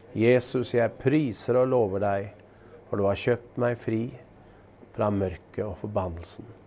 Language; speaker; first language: Norwegian; native; Norwegian